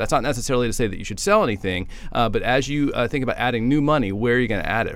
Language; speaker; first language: English; native; English